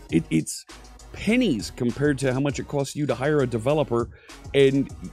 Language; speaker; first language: English; native; English